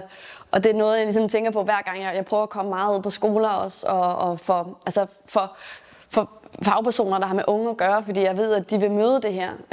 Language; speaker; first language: Danish; native; Danish